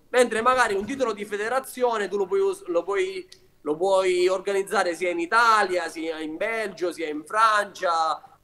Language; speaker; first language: Italian; native; Italian